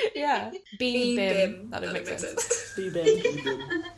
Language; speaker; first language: English; native; English